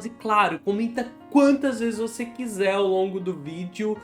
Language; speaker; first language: Portuguese; native; Portuguese